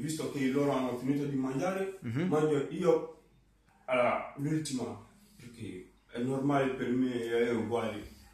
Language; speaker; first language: Italian; non-native, fluent; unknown